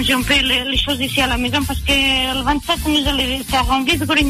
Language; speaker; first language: French; non-native, local second language; Portuguese